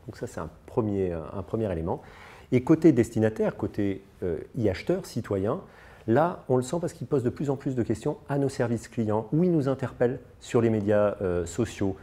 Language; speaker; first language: French; native; French